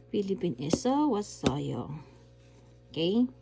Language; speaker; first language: Korean; non-native, fluent; Filipino